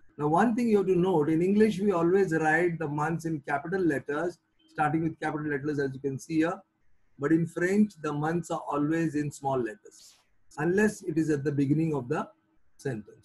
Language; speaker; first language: English; non-native, local second language; Marathi